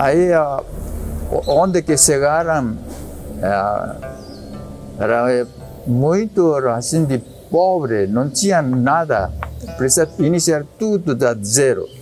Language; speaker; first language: Portuguese; non-native, learner; Japanese